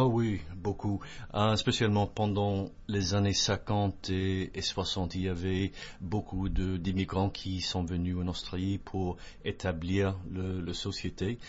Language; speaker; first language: French; non-native, fluent; English